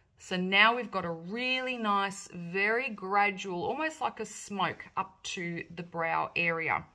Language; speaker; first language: English; native; English